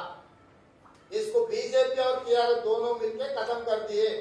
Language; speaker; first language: Hindi; non-native, local second language; Telugu